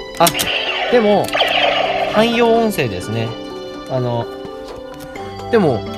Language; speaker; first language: Japanese; native; Japanese